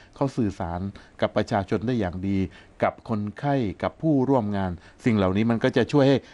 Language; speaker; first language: Thai; native; Thai